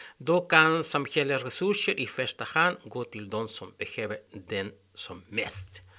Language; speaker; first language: Swedish; non-native, learner; Spanish